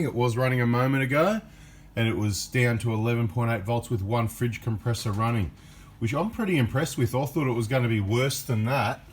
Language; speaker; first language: English; native; English